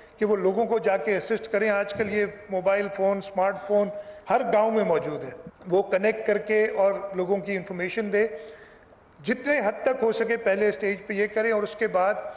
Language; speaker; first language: Urdu; non-native, local second language; Sindhi